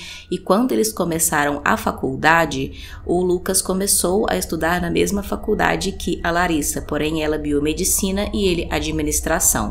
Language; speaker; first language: Portuguese; native; Portuguese